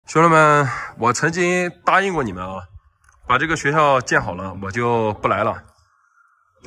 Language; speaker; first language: Chinese; native; Chinese